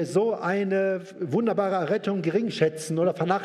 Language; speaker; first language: German; native; German